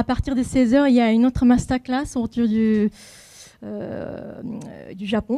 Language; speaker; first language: French; non-native, fluent; Japanese